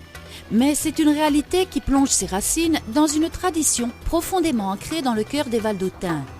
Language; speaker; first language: French; native; French